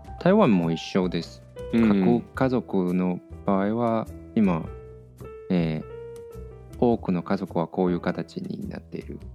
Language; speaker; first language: Japanese; non-native, fluent; Chinese